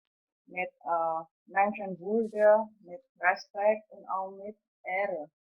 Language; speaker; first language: German; non-native, fluent; Indonesian